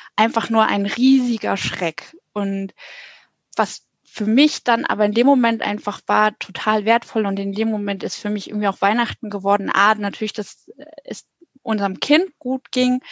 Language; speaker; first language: German; native; German